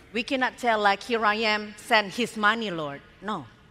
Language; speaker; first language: English; non-native, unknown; Indonesian